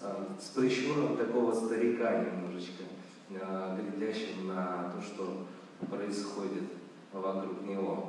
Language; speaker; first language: Russian; native; Russian